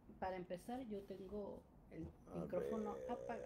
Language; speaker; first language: Spanish; native; Spanish